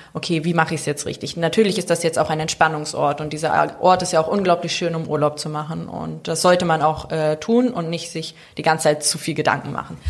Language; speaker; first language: German; native; German